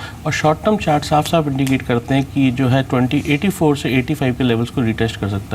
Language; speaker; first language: Hindi; native; Hindi